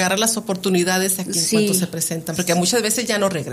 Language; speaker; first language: Spanish; native; Spanish